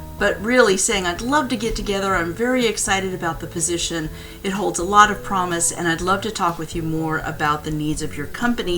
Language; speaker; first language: English; native; English